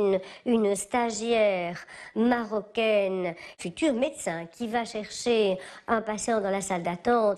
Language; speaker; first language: French; native; French